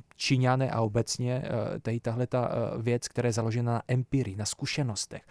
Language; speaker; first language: Czech; early bilingual, other home language; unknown